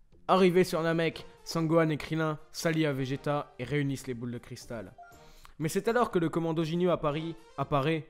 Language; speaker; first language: French; native; French